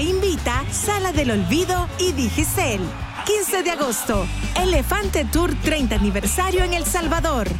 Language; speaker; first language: Spanish; native; Spanish